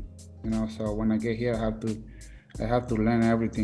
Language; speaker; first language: English; non-native, learner; Spanish